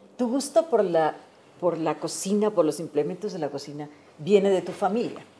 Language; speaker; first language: Spanish; native; Spanish